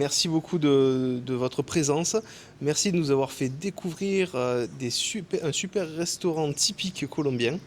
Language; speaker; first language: French; native; French